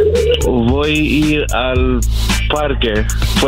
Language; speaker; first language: Spanish; non-native, learner; English